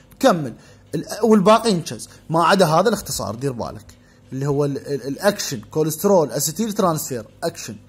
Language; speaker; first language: Arabic; native; Arabic